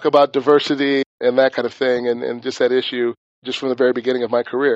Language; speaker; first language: English; native; English